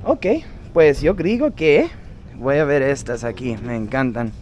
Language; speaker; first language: Spanish; non-native, fluent; English